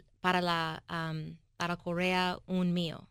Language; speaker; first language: Spanish; early bilingual, heritage; English